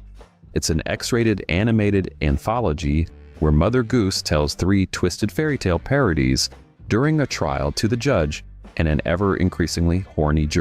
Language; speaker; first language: English; native; English